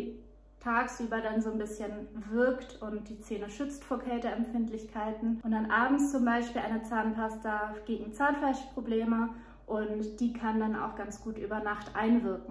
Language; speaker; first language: German; native; German